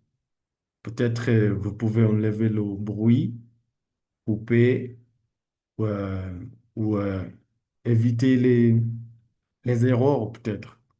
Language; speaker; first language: French; non-native, learner; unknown